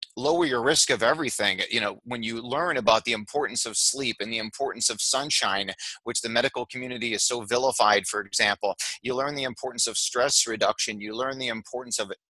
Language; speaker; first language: English; native; English